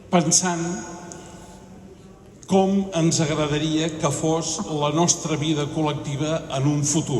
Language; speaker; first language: Catalan; native; Catalan